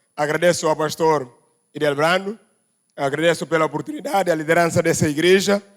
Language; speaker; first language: Portuguese; non-native, local second language; Upper Guinea Crioulo